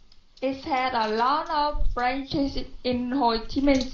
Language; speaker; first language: English; non-native, learner; Vietnamese